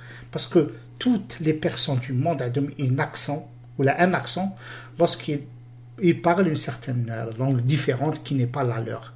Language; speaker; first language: French; non-native, local second language; Arabic